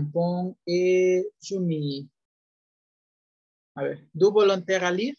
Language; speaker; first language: Spanish; native; Spanish